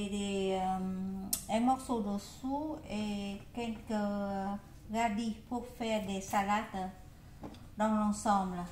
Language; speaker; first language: French; non-native, learner; Vietnamese